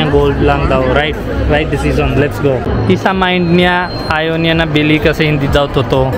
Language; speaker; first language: Filipino; non-native, learner; Hindi